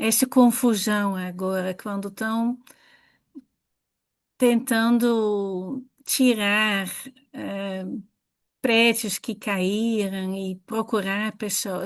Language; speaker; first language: Portuguese; non-native, fluent; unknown